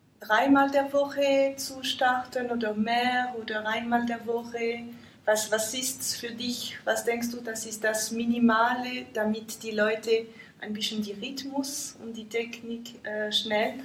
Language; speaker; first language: German; non-native, fluent; French